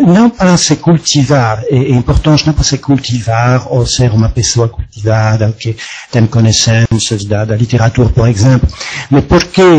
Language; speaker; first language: Portuguese; non-native, fluent; French